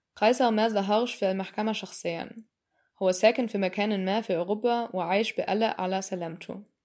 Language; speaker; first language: Arabic; non-native, fluent; German